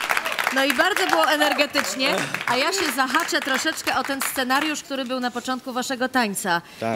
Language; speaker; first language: Polish; native; Polish